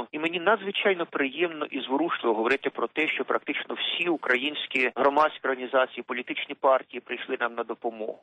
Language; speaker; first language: Ukrainian; native; Ukrainian